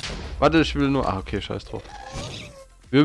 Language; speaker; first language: German; native; German